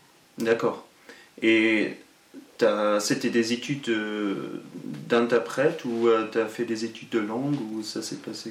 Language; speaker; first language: French; non-native, local second language; German